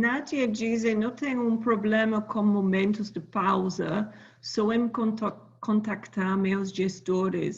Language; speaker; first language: Portuguese; non-native, learner; English